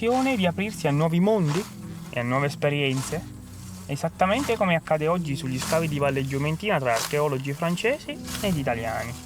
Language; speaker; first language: Italian; native; Italian